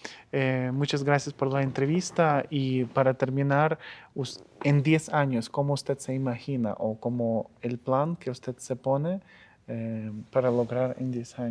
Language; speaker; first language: Spanish; non-native, fluent; Ukrainian